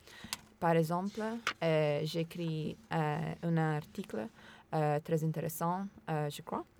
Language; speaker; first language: French; non-native, learner; Italian